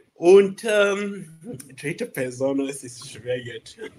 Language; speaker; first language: German; non-native, learner; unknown